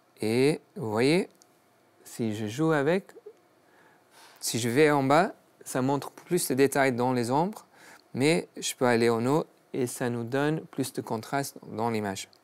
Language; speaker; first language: French; non-native, learner; English